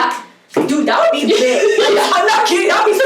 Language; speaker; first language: English; native; English